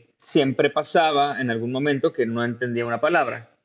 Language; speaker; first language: Spanish; native; Spanish